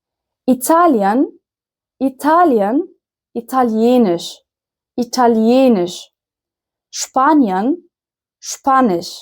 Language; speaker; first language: German; non-native, fluent; Arabic